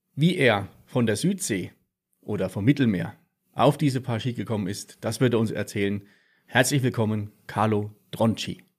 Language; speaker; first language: German; native; German